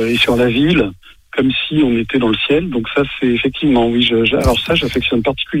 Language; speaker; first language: French; native; French